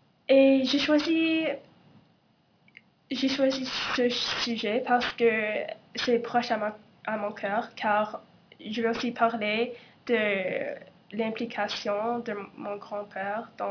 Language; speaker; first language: French; non-native, local second language; English